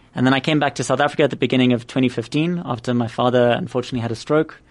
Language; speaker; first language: English; native; English